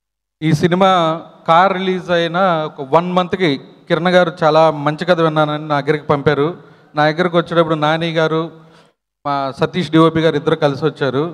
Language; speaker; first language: Telugu; native; Telugu